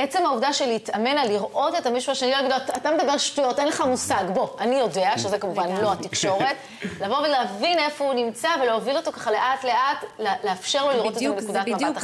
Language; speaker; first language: Hebrew; native; Hebrew